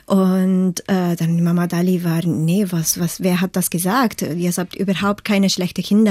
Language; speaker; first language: German; non-native, fluent; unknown